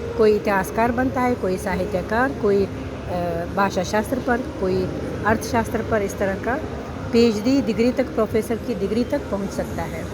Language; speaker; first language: Hindi; non-native, fluent; Uzbek